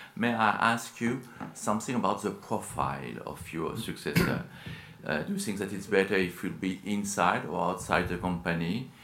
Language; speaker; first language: English; non-native, fluent; French